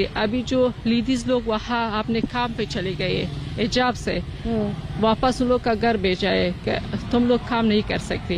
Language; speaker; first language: Hindi; non-native, learner; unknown